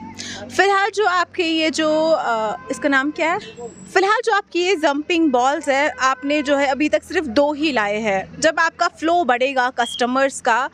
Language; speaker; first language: Hindi; non-native, local second language; Kashmiri